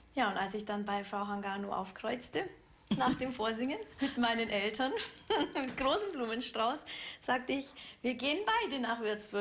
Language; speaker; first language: German; native; German